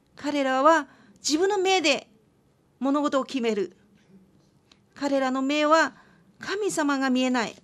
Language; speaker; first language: Japanese; non-native, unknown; Chinese